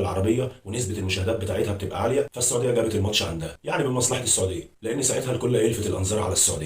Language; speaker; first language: Arabic; native; Arabic